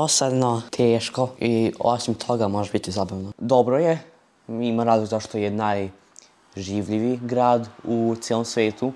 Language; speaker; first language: Serbian; early bilingual, heritage; Serbian